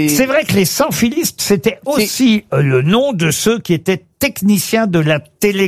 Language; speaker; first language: French; native; French